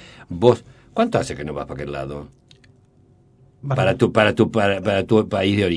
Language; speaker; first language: Spanish; native; Spanish